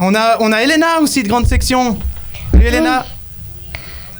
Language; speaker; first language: French; native; French